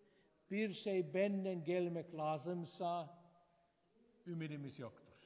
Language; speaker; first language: Turkish; non-native, fluent; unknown